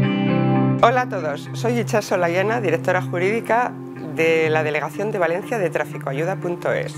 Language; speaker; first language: Spanish; native; Spanish